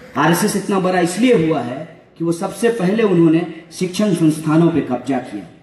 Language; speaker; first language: Hindi; native; Hindi